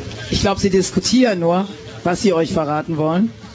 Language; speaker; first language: German; native; German